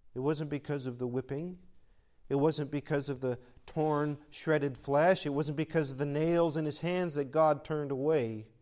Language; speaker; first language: English; native; English